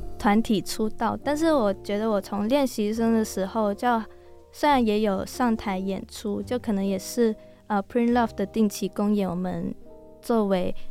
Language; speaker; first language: Chinese; non-native, local second language; Cantonese